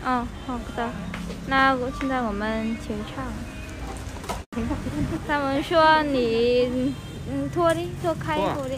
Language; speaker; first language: Chinese; non-native, learner; Vietnamese